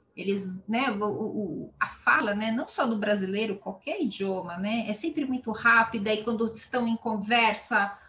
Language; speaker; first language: Portuguese; native; Portuguese